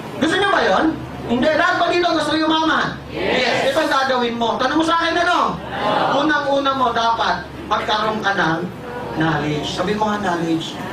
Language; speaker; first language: Filipino; native; Filipino